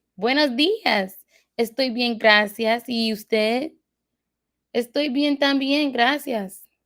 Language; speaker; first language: Spanish; non-native, learner; English